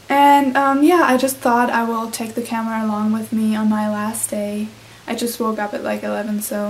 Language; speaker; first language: English; non-native, fluent; German